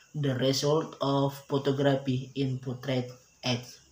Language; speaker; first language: English; non-native, learner; Indonesian